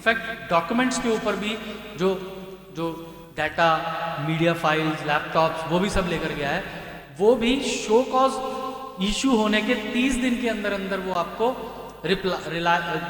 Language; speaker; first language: Hindi; native; Hindi